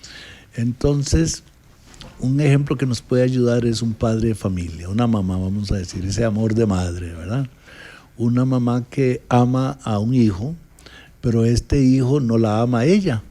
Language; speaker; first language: Spanish; native; Spanish